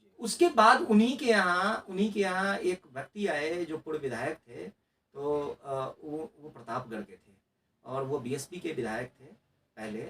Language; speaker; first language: Hindi; non-native, local second language; Maithili